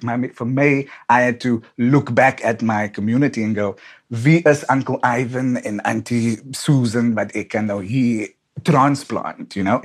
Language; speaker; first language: English; non-native, local second language; Afrikaans